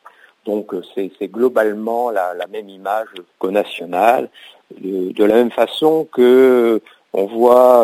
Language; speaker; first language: French; native; French